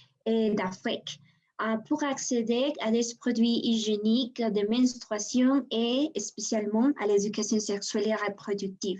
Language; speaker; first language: French; non-native, learner; Spanish